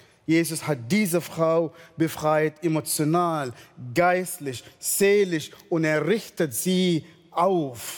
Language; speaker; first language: German; non-native, fluent; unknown